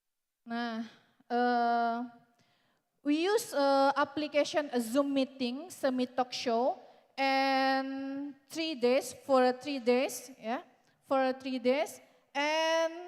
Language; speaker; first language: English; non-native, learner; Indonesian